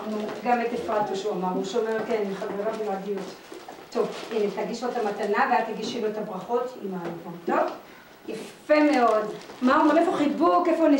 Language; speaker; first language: Hebrew; native; Hebrew